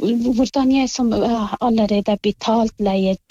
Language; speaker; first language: Norwegian; non-native, learner; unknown